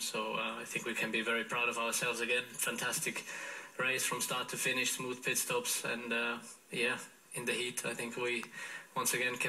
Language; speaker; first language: English; non-native, fluent; German